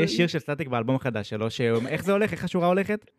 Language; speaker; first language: Hebrew; native; Hebrew